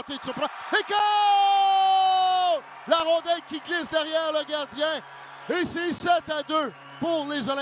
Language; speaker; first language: French; native; French